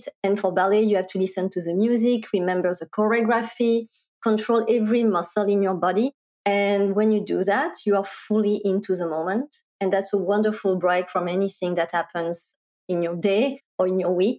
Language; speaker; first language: English; non-native, fluent; French